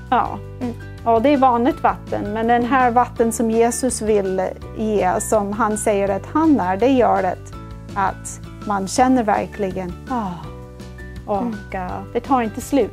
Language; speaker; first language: Swedish; non-native, fluent; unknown